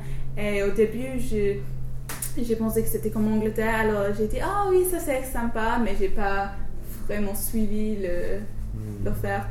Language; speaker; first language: French; non-native, fluent; English